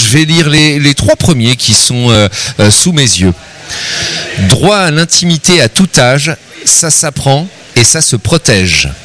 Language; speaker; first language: French; native; French